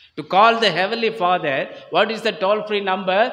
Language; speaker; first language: English; non-native, local second language; Tamil